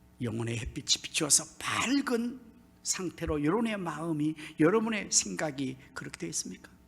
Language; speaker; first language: Korean; native; Korean